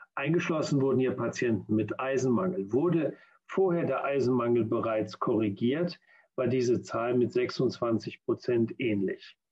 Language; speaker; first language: German; native; German